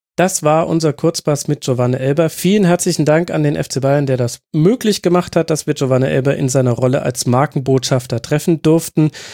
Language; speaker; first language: German; native; German